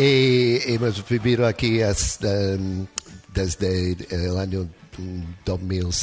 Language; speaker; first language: Spanish; non-native, learner; English